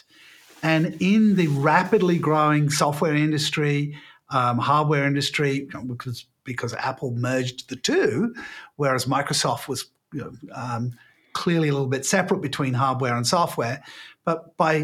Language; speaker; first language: English; native; English